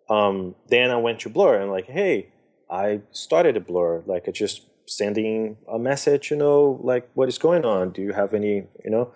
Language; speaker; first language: English; non-native, fluent; Portuguese